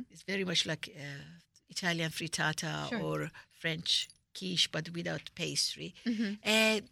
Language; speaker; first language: English; non-native, fluent; Persian